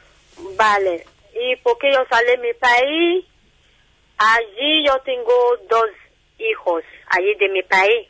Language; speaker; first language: Spanish; non-native, learner; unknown